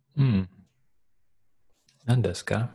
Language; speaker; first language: Japanese; non-native, learner; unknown